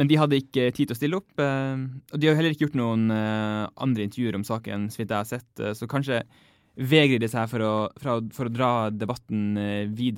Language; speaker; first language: Norwegian; native; Norwegian